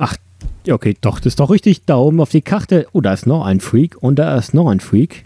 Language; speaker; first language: German; native; German